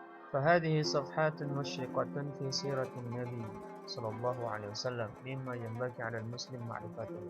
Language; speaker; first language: Arabic; non-native, fluent; Indonesian